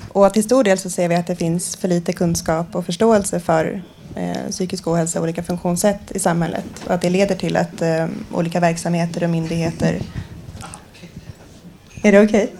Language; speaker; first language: Swedish; native; Swedish